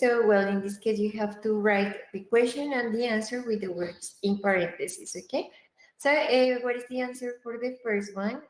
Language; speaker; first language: English; non-native, fluent; Spanish